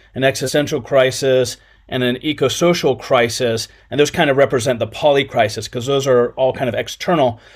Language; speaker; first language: English; native; English